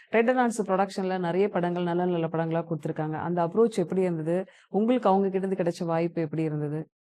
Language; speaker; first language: Tamil; native; Tamil